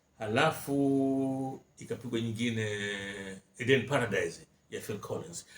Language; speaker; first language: Swahili; native; Swahili